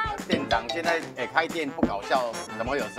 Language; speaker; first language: Chinese; native; Chinese